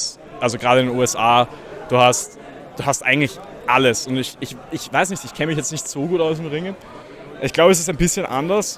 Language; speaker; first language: German; native; German